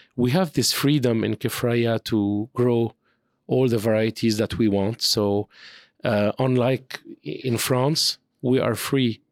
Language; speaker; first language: English; non-native, fluent; French